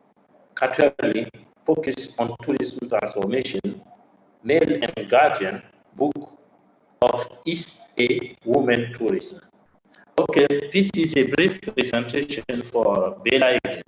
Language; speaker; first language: English; non-native, learner; French